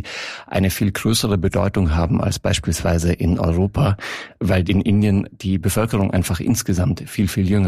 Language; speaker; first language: German; native; German